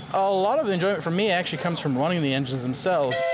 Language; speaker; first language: English; non-native, fluent; German